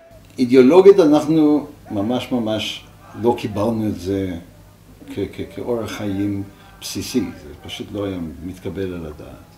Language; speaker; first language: Hebrew; non-native, fluent; English